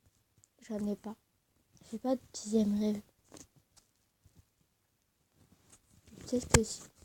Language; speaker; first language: French; early bilingual, other home language; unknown